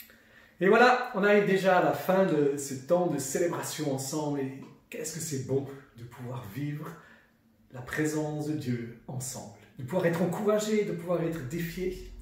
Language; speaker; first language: French; native; French